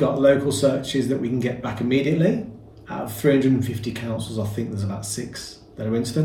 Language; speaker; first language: English; native; English